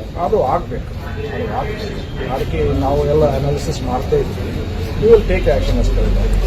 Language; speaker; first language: Kannada; non-native, fluent; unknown